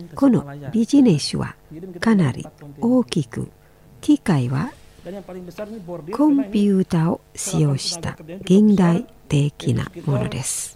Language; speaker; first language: Japanese; non-native, fluent; Indonesian